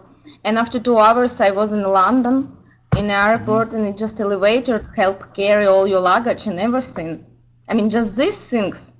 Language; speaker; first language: English; non-native, learner; Ukrainian